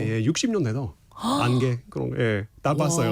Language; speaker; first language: Korean; non-native, fluent; English